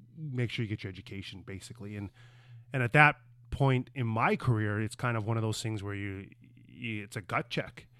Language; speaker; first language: English; native; English